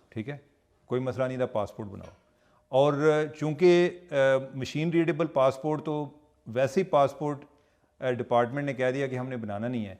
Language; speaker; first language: Urdu; non-native, local second language; Punjabi